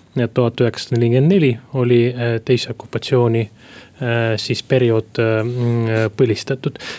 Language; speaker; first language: Estonian; non-native, local second language; Russian